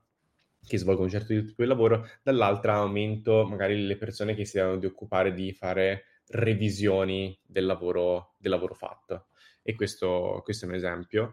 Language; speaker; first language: Italian; native; Italian